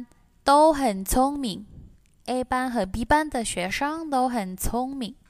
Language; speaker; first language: Chinese; non-native, fluent; Indonesian